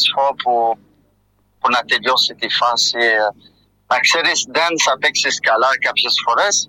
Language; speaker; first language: Greek; non-native, fluent; French